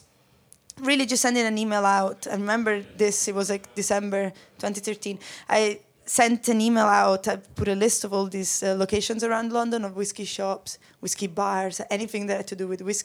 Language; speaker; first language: English; non-native, fluent; Italian